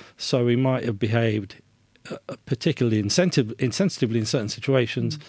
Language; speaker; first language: English; native; English